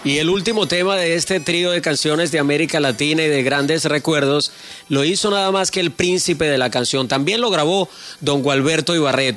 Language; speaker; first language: Spanish; native; Spanish